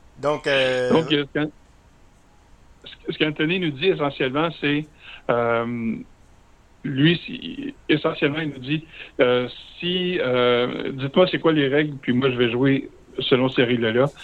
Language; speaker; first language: French; native; French